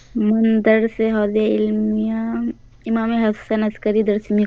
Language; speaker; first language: Persian; non-native, learner; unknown